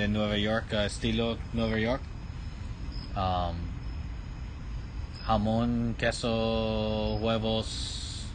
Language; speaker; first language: Spanish; non-native, fluent; English